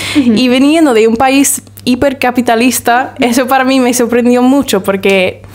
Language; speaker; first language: Spanish; non-native, fluent; English